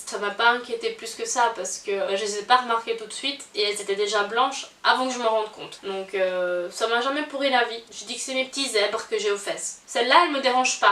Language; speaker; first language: French; native; French